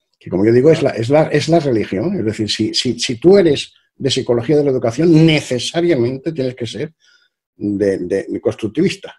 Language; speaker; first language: Spanish; native; Spanish